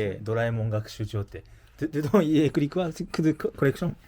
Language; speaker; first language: French; non-native, learner; Japanese